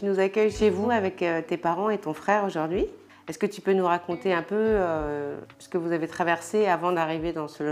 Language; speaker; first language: French; native; French